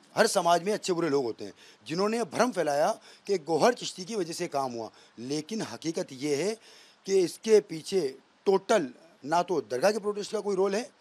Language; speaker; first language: Hindi; native; Hindi